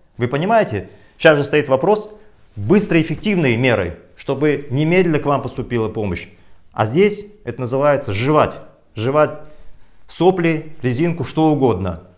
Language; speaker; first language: Russian; non-native, local second language; Kazakh